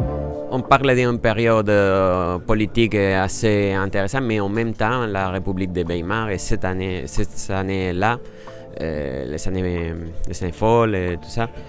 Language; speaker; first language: French; non-native, fluent; Spanish